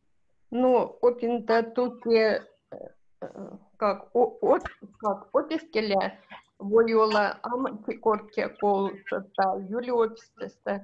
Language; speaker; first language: Finnish; non-native, learner; Russian